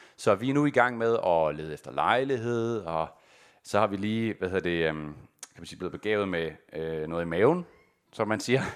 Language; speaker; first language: Danish; native; Danish